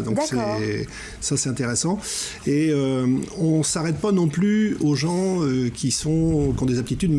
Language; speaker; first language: French; native; French